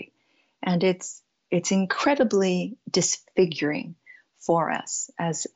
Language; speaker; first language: English; native; English